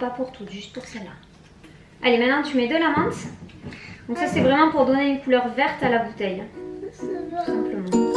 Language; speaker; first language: French; native; French